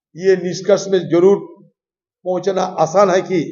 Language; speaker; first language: Hindi; non-native, local second language; Bangla